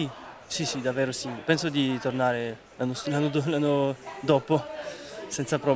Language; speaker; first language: Italian; non-native, fluent; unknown